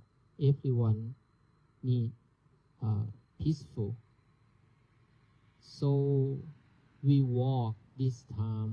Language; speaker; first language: English; non-native, learner; Thai